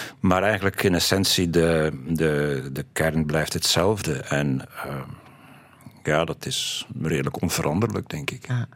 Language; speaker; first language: Dutch; native; Dutch